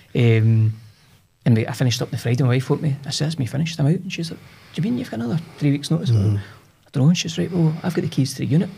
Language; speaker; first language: English; native; English